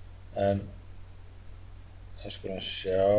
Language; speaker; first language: Icelandic; native; Icelandic